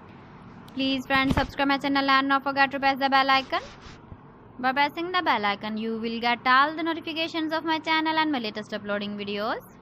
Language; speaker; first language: English; non-native, local second language; Urdu